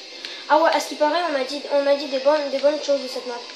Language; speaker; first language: French; native; French